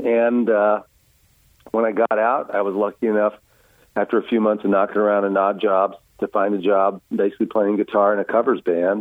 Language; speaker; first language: English; native; English